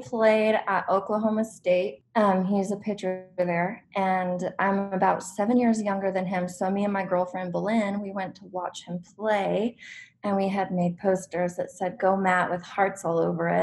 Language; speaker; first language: English; native; English